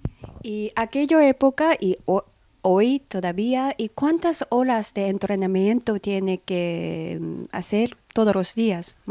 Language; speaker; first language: Spanish; non-native, fluent; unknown